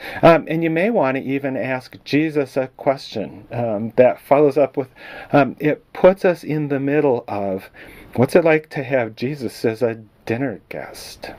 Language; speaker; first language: English; native; English